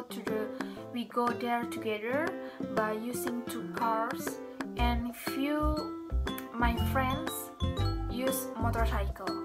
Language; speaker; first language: English; non-native, learner; Indonesian